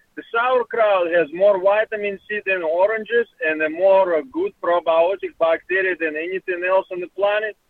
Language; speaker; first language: English; non-native, learner; Russian